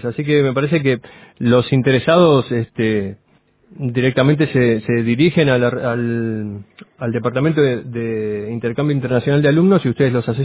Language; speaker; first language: Spanish; native; Spanish